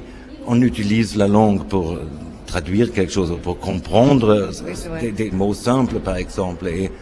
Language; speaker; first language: French; non-native, fluent; German